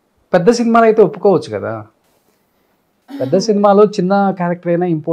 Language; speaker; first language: Telugu; native; Telugu